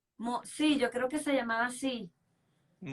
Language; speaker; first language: Spanish; native; Spanish